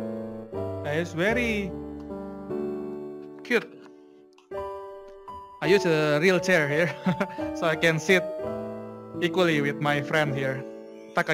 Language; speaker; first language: English; non-native, fluent; Indonesian